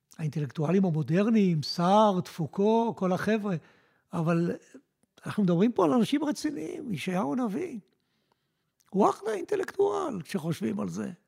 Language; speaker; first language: Hebrew; early bilingual, other home language; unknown